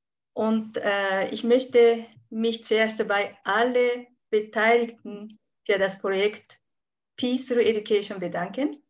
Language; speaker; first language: German; non-native, fluent; Japanese